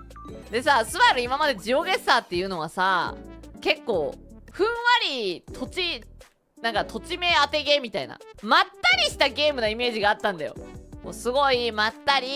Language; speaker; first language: Japanese; native; Japanese